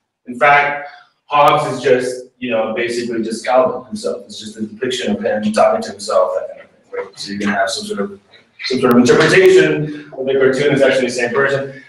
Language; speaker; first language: English; early bilingual, other home language; Spanish